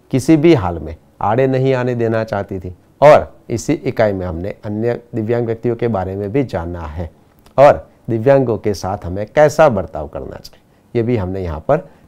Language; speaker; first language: Hindi; non-native, local second language; Gujarati